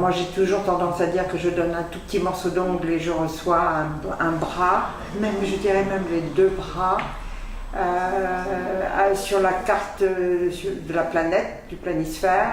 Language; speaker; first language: French; native; French